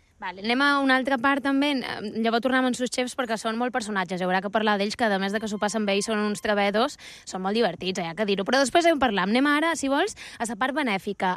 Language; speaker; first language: Catalan; native; Catalan